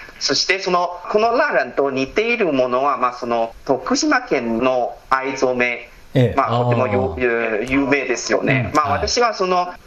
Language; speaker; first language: Japanese; non-native, fluent; Chinese